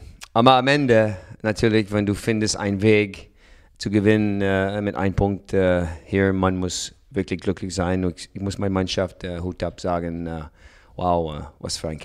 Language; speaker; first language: German; non-native, fluent; English